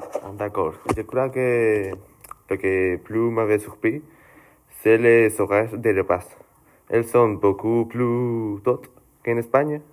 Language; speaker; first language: French; non-native, learner; Spanish